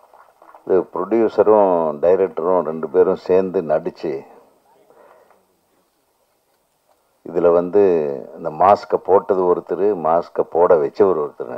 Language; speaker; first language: Tamil; native; Tamil